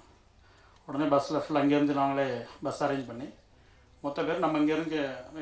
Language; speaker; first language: Tamil; native; Tamil